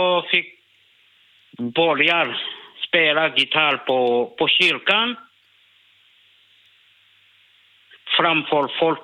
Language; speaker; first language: Swedish; non-native, learner; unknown